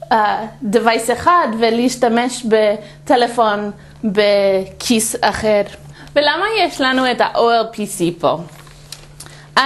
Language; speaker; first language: Hebrew; non-native, fluent; English